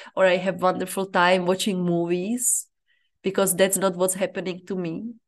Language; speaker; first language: English; non-native, fluent; Czech